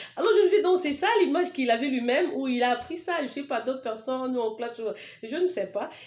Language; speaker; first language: French; non-native, local second language; Lingala